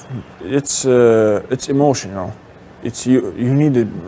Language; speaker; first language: English; non-native, learner; Russian